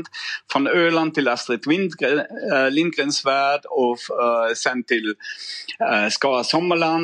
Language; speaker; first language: Swedish; non-native, fluent; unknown